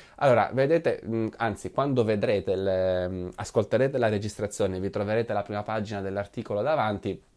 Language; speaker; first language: Italian; native; Italian